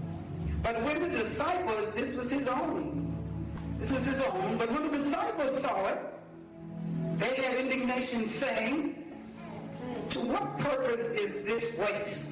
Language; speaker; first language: English; native; English